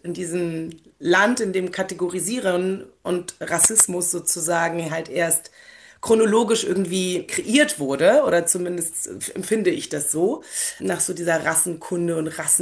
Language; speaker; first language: German; early bilingual, other home language; Polish